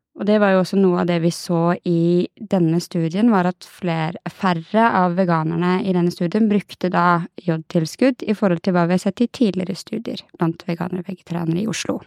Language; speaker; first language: Norwegian; native; Norwegian